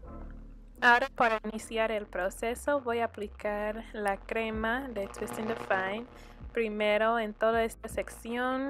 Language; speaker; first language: Spanish; early bilingual, heritage; Spanish